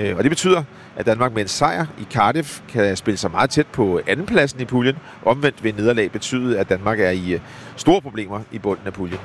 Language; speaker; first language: Danish; native; Danish